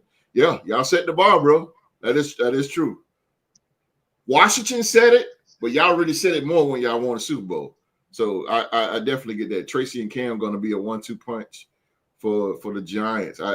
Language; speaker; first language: English; native; English